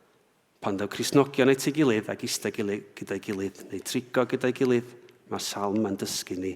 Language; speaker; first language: Welsh; native; Welsh